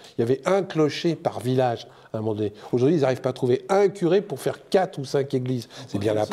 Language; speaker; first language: French; native; French